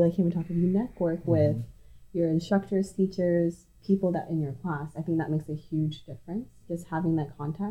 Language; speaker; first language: English; non-native, local second language; Cantonese